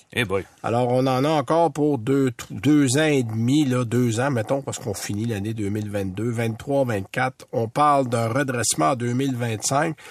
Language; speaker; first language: French; native; French